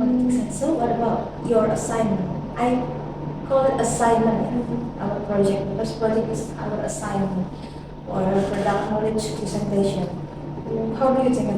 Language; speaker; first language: English; non-native, fluent; Indonesian